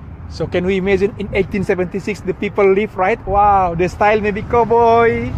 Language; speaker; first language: English; non-native, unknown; Indonesian